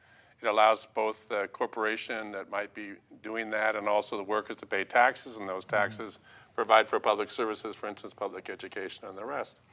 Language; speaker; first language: English; native; English